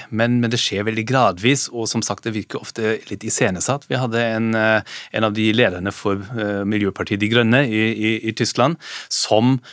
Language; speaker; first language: Norwegian; non-native, fluent; German